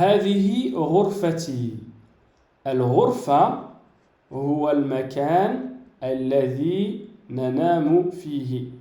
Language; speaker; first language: Arabic; non-native, fluent; French